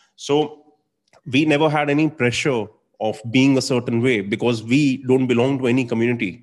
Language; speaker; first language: English; non-native, local second language; Hindi